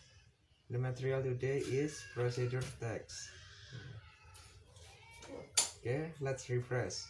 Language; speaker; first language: English; non-native, learner; Indonesian